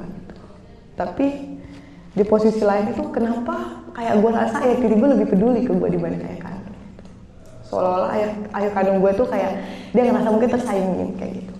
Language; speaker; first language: Indonesian; native; Indonesian